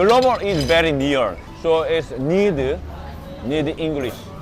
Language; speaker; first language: English; non-native, learner; Korean